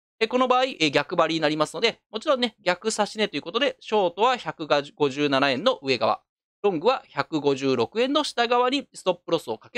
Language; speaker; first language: Japanese; native; Japanese